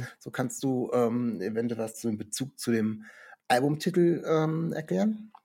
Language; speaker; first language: German; native; German